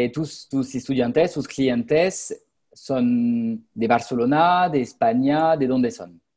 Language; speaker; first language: Spanish; non-native, fluent; French